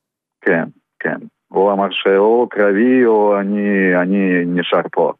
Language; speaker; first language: Hebrew; non-native, fluent; Russian